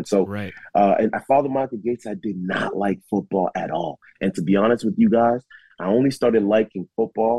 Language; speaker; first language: English; native; English